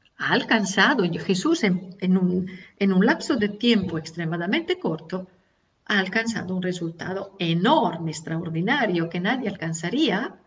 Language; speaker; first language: Spanish; non-native, fluent; Italian